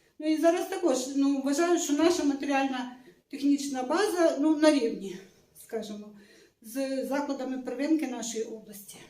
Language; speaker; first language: Ukrainian; native; Ukrainian